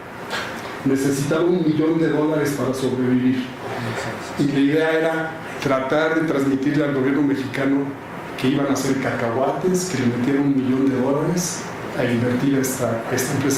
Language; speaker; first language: Spanish; native; Spanish